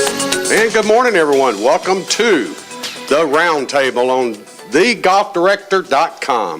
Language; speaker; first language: English; native; English